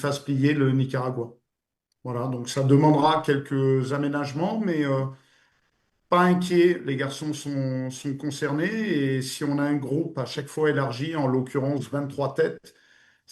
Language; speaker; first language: French; native; French